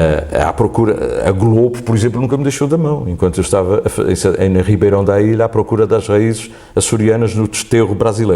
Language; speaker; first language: Portuguese; native; Portuguese